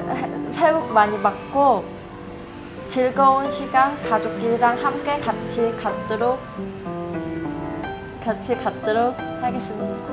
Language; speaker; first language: Korean; early bilingual, heritage; Korean